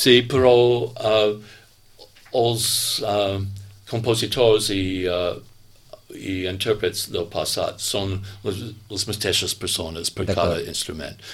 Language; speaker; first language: Catalan; non-native, learner; English